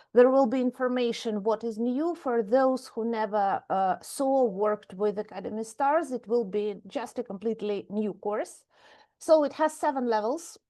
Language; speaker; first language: English; non-native, fluent; Ukrainian